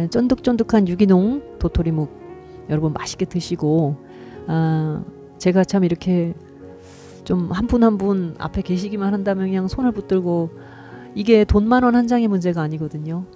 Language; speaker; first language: Korean; native; Korean